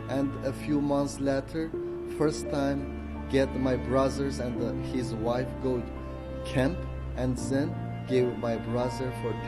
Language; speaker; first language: English; non-native, learner; Uyghur